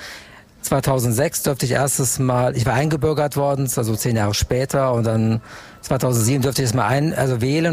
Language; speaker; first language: German; non-native, fluent; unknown